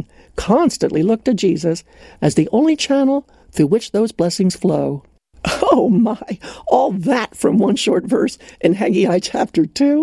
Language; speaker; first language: English; native; English